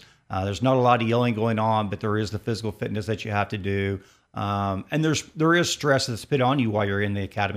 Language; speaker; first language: English; native; English